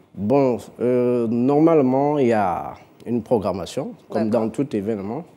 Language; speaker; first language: French; non-native, local second language; Fang